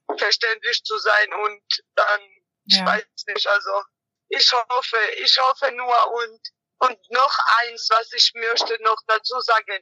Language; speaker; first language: German; non-native, learner; Georgian